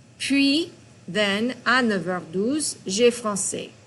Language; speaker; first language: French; non-native, fluent; English